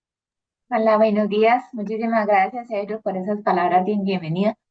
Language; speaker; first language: Spanish; native; Spanish